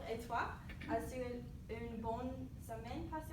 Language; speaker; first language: French; non-native, learner; English